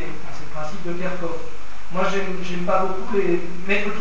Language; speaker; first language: French; native; French